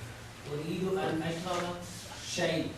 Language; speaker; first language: Arabic; non-native, learner; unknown